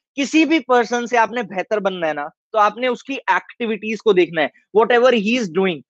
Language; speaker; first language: Hindi; native; Hindi